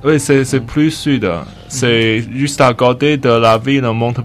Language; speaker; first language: French; non-native, learner; Chinese